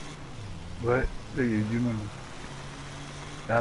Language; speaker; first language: French; native; French